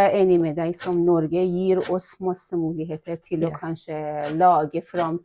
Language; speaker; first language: Norwegian; non-native, fluent; Persian